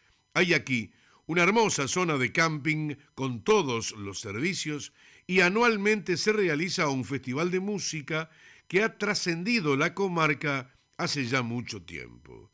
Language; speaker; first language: Spanish; native; Spanish